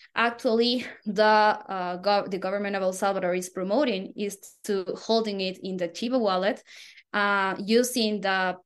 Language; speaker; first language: English; non-native, fluent; Spanish